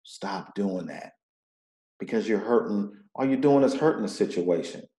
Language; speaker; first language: English; native; English